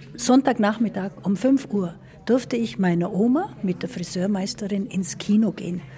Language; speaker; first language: German; native; German